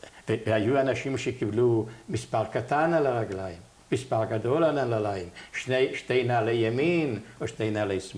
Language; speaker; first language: Hebrew; non-native, fluent; Yiddish